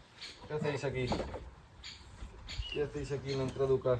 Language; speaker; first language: Spanish; native; Spanish